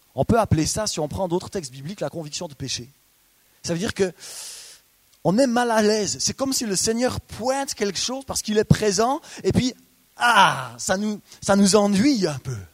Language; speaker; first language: French; native; French